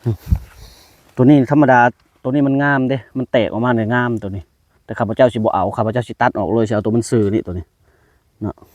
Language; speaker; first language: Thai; non-native, local second language; Lao